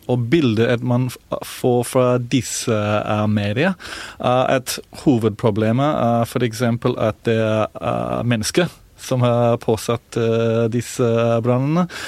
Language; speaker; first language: Norwegian; non-native, fluent; English